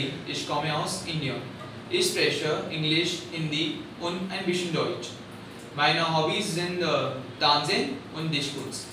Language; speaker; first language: German; non-native, learner; Hindi